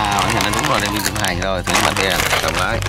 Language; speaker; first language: Vietnamese; native; Vietnamese